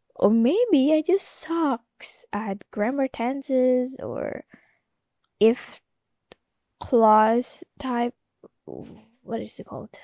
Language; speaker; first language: English; non-native, learner; Indonesian